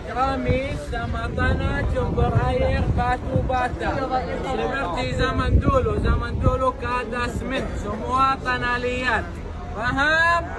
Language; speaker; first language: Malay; non-native, learner; Arabic